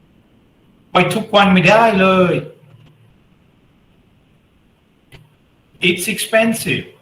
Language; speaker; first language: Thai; non-native, learner; English